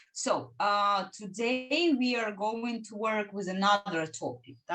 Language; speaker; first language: English; non-native, fluent; Ukrainian